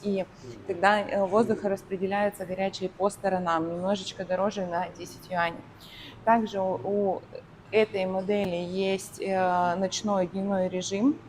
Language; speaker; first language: Russian; native; Russian